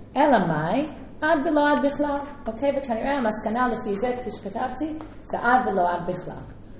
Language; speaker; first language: Hebrew; native; Hebrew